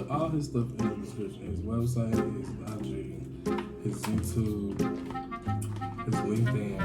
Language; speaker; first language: English; native; English